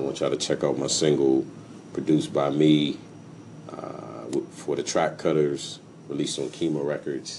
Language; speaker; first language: English; native; English